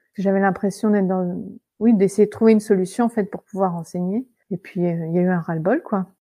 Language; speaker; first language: French; native; French